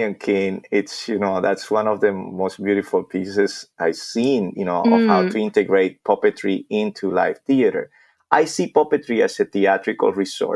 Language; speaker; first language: English; non-native, fluent; Spanish